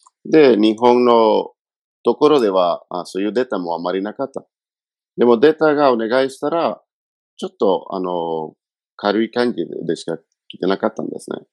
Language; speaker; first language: Japanese; non-native, fluent; Spanish